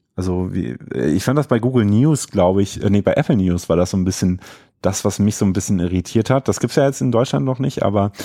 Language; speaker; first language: German; native; German